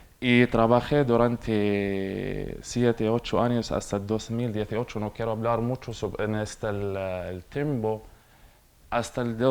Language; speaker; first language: Spanish; non-native, learner; Arabic